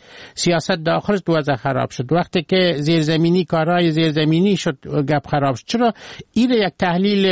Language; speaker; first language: Persian; native; Persian